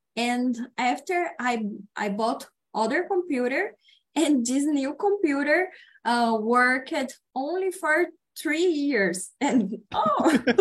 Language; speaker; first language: English; non-native, learner; Portuguese